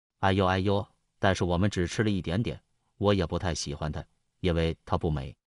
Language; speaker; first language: Chinese; non-native, learner; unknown